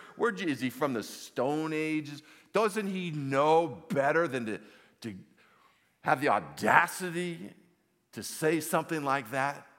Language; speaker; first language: English; native; English